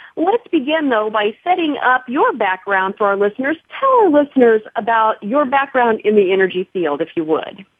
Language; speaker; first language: English; native; English